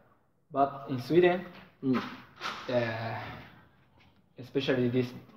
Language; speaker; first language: English; non-native, learner; Japanese